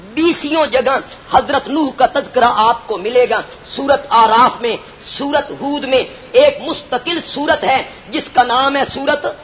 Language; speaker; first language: Urdu; non-native, local second language; Punjabi